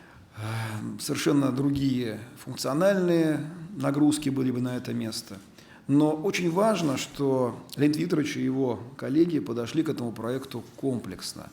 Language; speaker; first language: Russian; native; Russian